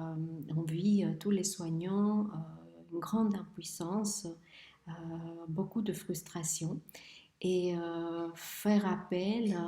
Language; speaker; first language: French; non-native, fluent; Spanish